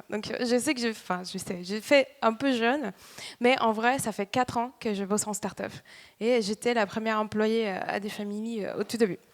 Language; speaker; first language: French; non-native, fluent; Spanish